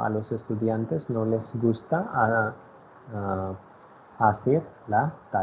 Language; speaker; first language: Spanish; non-native, fluent; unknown